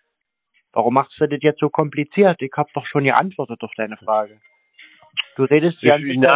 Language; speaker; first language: German; native; German